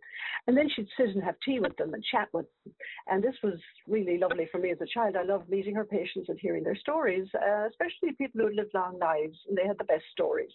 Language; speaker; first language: English; native; English